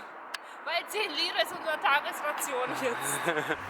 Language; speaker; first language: German; non-native, fluent; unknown